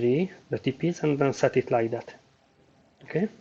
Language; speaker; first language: English; non-native, fluent; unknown